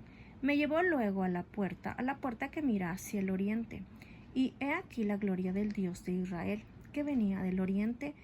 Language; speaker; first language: Spanish; native; Spanish